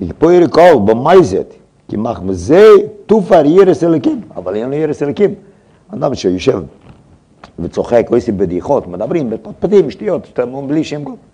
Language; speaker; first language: Hebrew; non-native, fluent; English